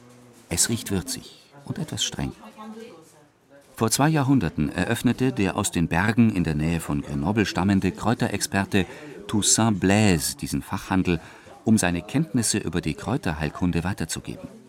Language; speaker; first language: German; native; German